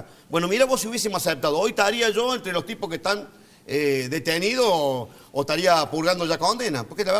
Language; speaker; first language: Spanish; native; Spanish